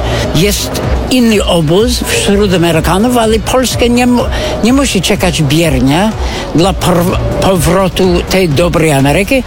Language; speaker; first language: Polish; non-native, fluent; English